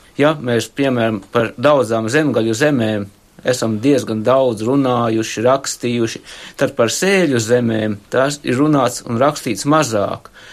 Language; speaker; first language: Latvian; native; Latvian